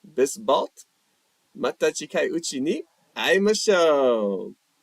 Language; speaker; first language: Japanese; non-native, fluent; English